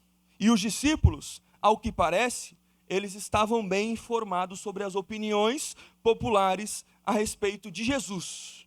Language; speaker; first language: Portuguese; native; Portuguese